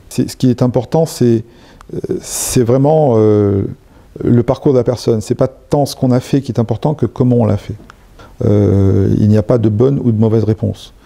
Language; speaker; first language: French; non-native, local second language; Arabic